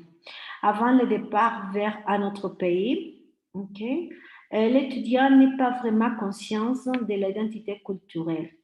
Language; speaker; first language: French; non-native, fluent; Spanish